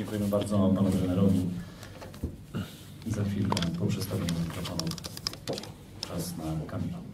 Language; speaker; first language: Polish; native; Polish